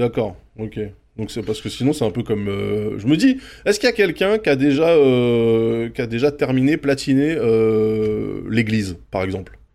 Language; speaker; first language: French; native; French